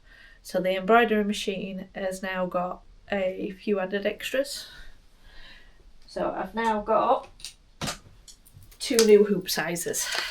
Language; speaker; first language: English; native; English